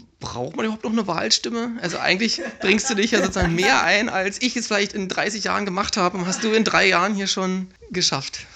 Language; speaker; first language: German; native; German